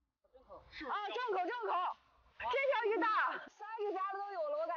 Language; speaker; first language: Chinese; native; Chinese